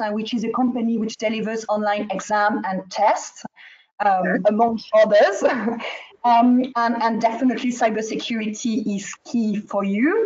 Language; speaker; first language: English; non-native, fluent; French